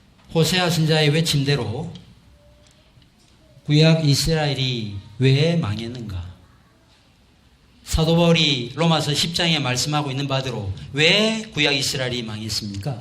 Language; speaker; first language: Korean; native; Korean